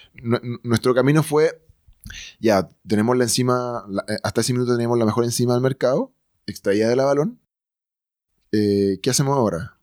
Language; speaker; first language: Spanish; native; Spanish